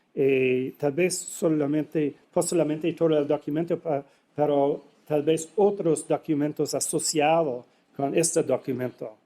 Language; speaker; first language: Spanish; non-native, fluent; English